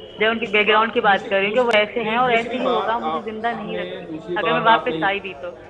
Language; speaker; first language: Urdu; non-native, local second language; Sindhi